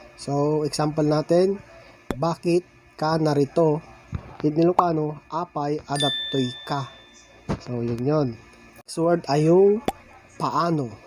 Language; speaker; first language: Filipino; non-native, local second language; Iloko